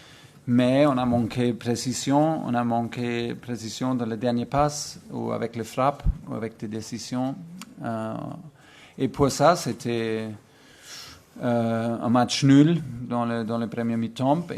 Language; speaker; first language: French; non-native, fluent; German